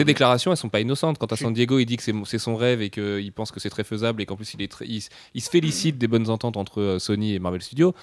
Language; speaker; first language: French; native; French